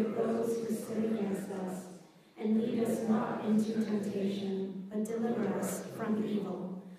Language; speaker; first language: English; non-native, local second language; Cantonese